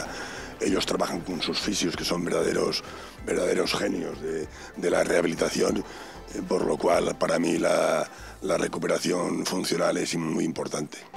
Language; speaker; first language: Spanish; native; Spanish